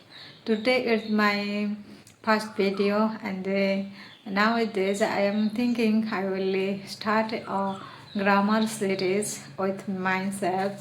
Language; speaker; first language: English; non-native, learner; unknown